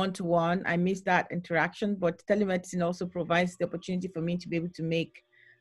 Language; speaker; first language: English; non-native, local second language; Yoruba